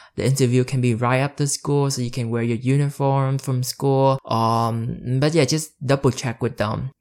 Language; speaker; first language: English; early bilingual, other home language; Vietnamese